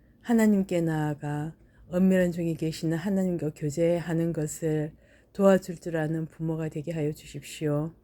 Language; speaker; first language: Korean; native; Korean